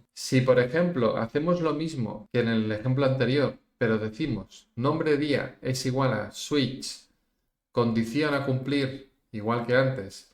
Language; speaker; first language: Spanish; native; Spanish